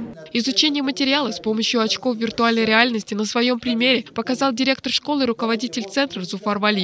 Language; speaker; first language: Russian; native; Russian